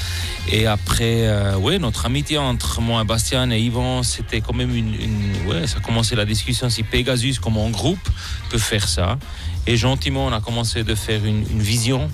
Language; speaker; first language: French; non-native, local second language; German